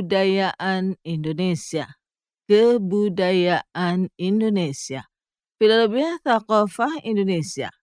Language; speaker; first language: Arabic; non-native, fluent; Indonesian